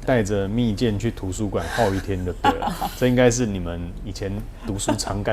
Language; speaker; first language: Chinese; native; Chinese